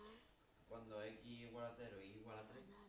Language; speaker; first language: Spanish; native; Spanish